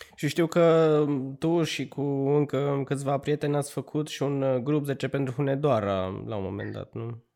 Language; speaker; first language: Romanian; native; Romanian